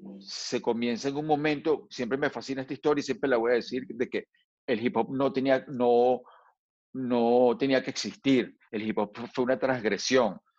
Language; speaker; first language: Spanish; native; Spanish